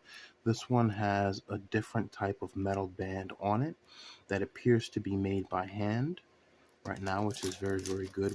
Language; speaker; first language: English; native; English